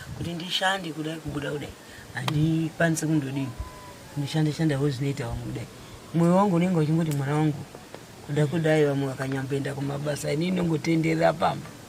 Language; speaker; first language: Shona; native; Shona